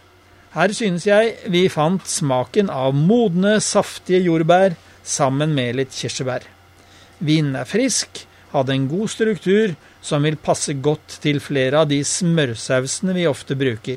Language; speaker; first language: Norwegian; native; Norwegian